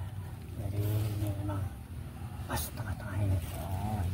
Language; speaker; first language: Indonesian; native; Indonesian